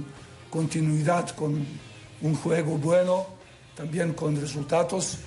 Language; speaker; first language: Spanish; non-native, learner; Serbian